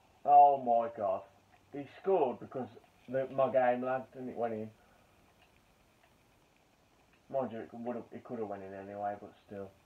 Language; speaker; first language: English; native; English